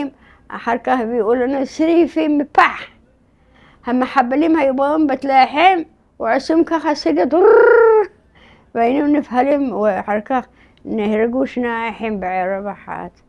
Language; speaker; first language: Hebrew; early bilingual, other home language; Arabic